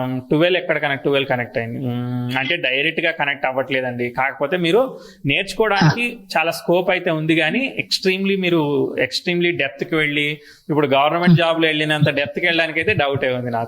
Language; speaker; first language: Telugu; native; Telugu